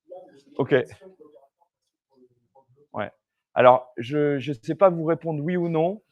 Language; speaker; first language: French; native; French